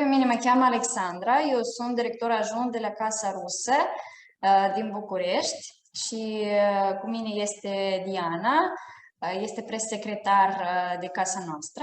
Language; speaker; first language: Romanian; non-native, fluent; Russian